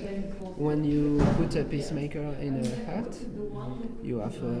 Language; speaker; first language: English; non-native, learner; French